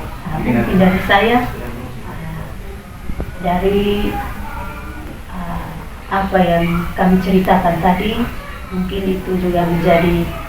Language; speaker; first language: Indonesian; non-native, local second language; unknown